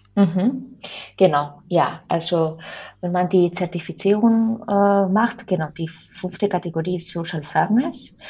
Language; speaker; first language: German; non-native, fluent; Spanish